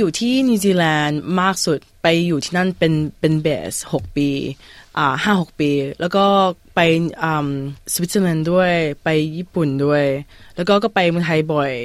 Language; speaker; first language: Thai; early bilingual, heritage; Thai